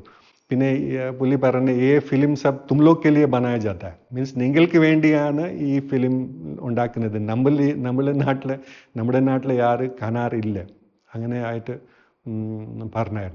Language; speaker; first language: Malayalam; non-native, fluent; Hindi